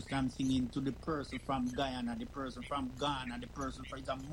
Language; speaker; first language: English; non-native, local second language; Jamaican Creole English